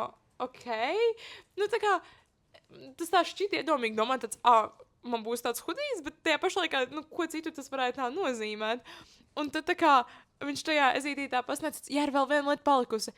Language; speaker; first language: Latvian; native; Latvian